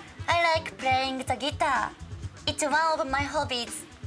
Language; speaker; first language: English; non-native, learner; Japanese